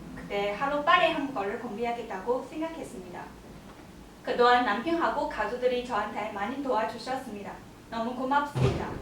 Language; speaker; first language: Korean; non-native, learner; Chinese